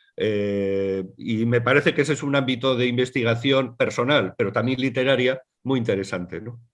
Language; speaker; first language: Spanish; native; Spanish